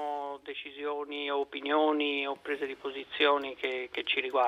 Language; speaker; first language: Italian; native; Italian